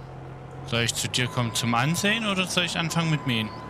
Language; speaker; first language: German; native; German